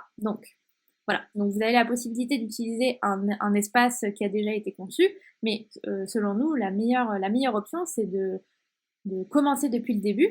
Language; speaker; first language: French; native; French